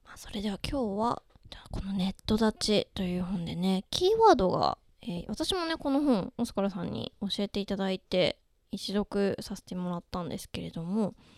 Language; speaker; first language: Japanese; native; Japanese